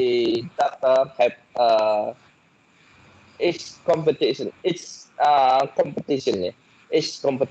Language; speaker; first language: English; non-native, learner; Indonesian